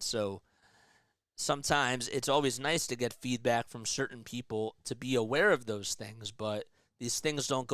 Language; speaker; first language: English; native; English